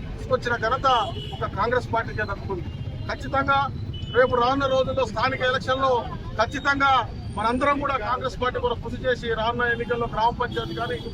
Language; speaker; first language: Telugu; native; Telugu